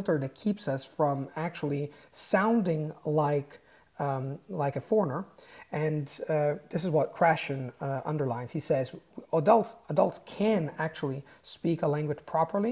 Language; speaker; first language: English; non-native, fluent; Italian